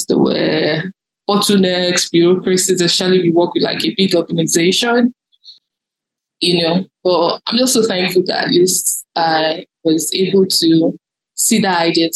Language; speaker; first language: English; non-native, local second language; Yoruba